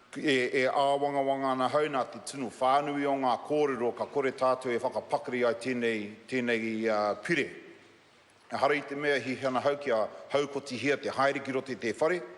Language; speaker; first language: Māori; non-native, local second language; English